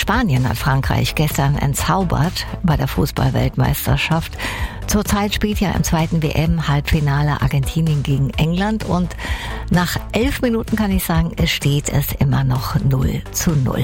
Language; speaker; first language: German; native; German